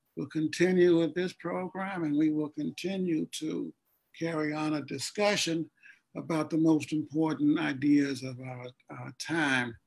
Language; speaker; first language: English; native; English